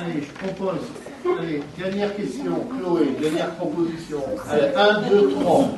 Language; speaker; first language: French; native; French